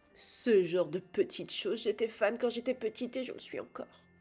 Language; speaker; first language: French; native; French